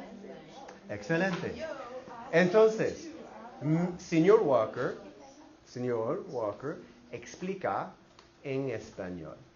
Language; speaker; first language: Spanish; non-native, fluent; English